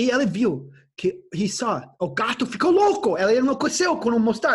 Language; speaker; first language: Portuguese; non-native, fluent; English